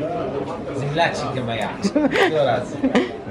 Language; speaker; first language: Russian; non-native, learner; Arabic